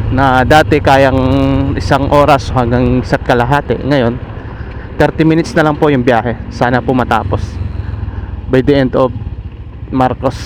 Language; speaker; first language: Filipino; native; Filipino